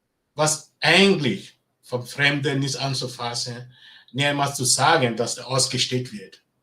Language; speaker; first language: German; non-native, learner; Bini